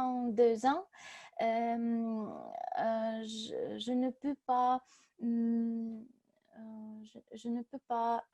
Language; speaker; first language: French; non-native, learner; Russian